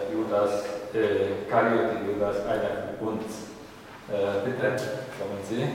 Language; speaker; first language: German; non-native, learner; Hungarian